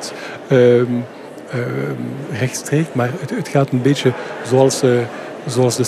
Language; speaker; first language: Dutch; non-native, fluent; French